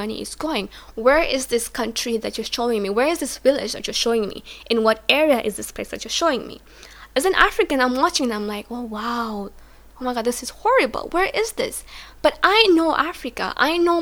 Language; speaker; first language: English; non-native, local second language; Swahili